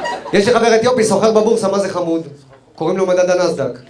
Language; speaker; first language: Hebrew; native; Hebrew